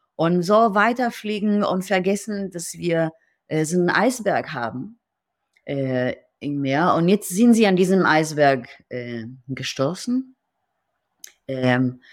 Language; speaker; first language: German; non-native, fluent; Hebrew